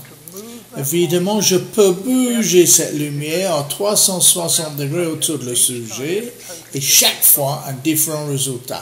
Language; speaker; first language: French; non-native, learner; English